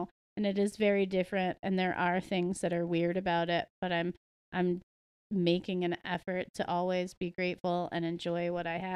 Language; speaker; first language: English; native; English